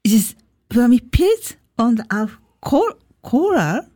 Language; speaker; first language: German; non-native, learner; Japanese